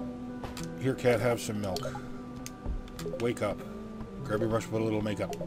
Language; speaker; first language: English; native; English